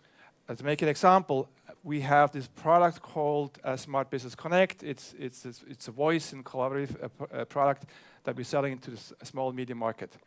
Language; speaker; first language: English; non-native, fluent; German